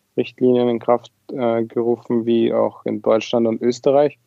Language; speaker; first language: German; native; German